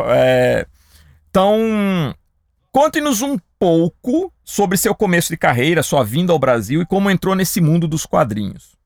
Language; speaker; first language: Portuguese; native; Portuguese